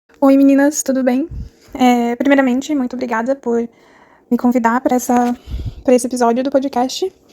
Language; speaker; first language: Portuguese; native; Portuguese